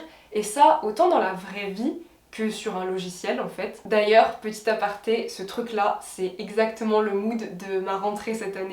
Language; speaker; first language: French; native; French